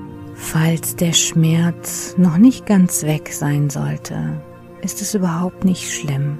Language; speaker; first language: German; native; German